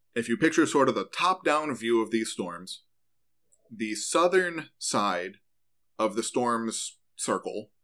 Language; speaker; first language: English; native; English